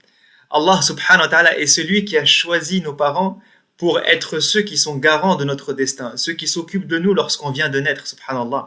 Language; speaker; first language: French; native; French